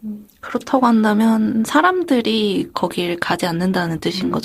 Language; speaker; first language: Korean; native; Korean